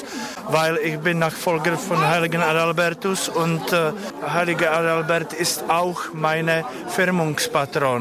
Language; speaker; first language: German; non-native, fluent; Czech